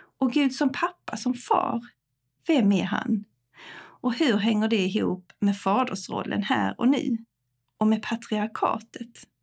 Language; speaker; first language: Swedish; native; Swedish